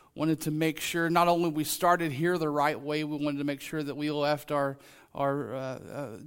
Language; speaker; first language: English; native; English